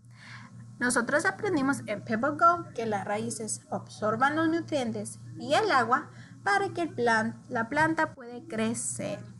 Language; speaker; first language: Spanish; early bilingual, heritage; English